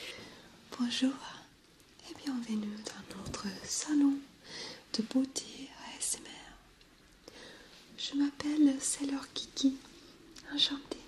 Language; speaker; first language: French; non-native, fluent; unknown